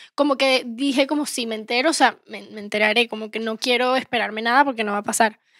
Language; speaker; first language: Spanish; native; Spanish